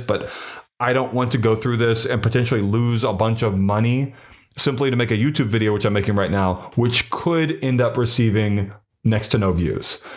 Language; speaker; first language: English; native; English